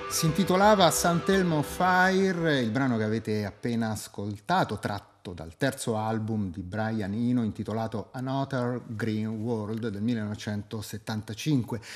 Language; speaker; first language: Italian; native; Italian